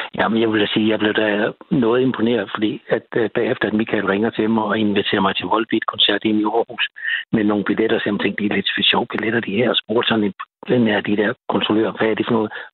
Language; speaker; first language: Danish; native; Danish